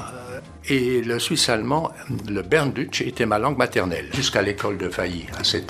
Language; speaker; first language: French; native; French